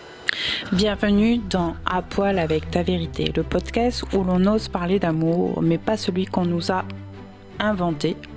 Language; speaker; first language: French; native; French